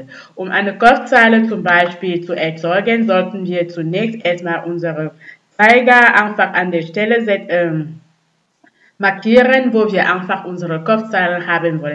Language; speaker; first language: German; non-native, fluent; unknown